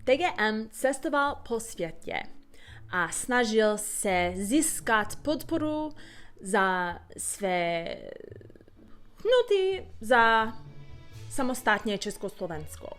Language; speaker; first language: Czech; non-native, learner; English